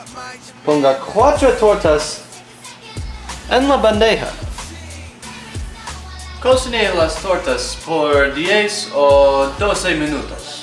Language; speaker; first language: Spanish; non-native, learner; English